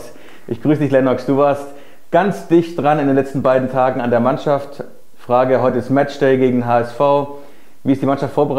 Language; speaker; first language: German; native; German